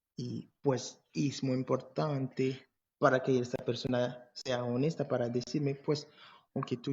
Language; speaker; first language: Spanish; non-native, fluent; English